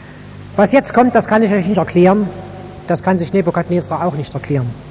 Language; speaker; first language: German; native; German